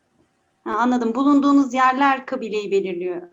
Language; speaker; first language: Turkish; native; Turkish